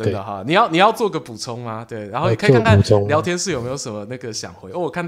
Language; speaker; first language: Chinese; native; Chinese